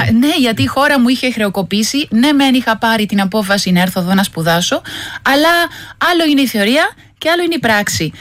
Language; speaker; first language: Greek; non-native, fluent; Spanish